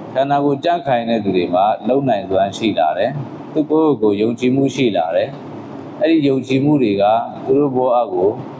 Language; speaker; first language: Burmese; native; Burmese